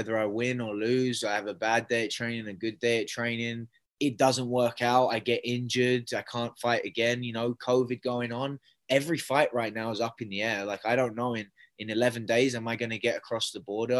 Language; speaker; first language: English; native; English